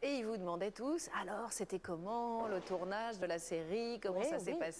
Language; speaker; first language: French; native; French